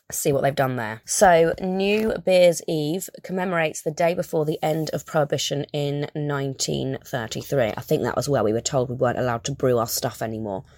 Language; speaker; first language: English; native; English